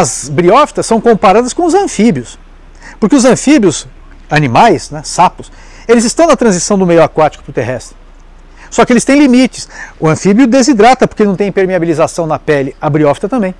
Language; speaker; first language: Portuguese; native; Portuguese